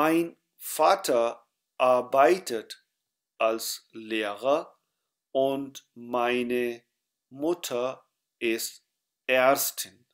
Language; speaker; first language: German; non-native, fluent; Urdu